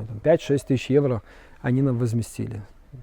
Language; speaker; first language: Russian; native; Russian